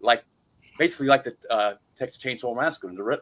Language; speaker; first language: English; native; English